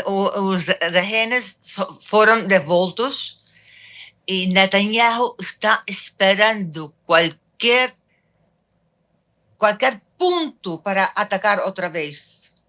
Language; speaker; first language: Portuguese; non-native, fluent; Arabic